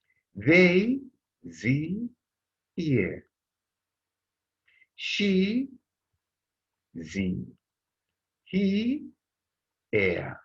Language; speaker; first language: German; non-native, learner; Bemba